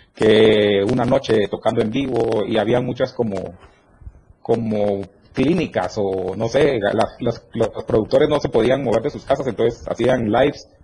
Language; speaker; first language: Spanish; native; Spanish